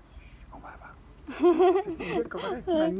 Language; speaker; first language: French; non-native, fluent; Portuguese